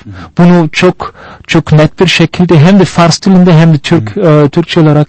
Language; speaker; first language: Turkish; non-native, fluent; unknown